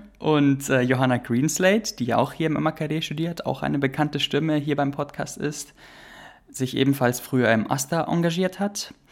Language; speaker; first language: German; native; German